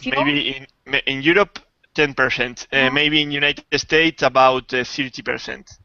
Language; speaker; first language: English; non-native, learner; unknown